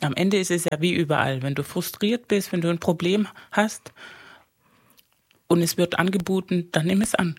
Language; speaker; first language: German; non-native, fluent; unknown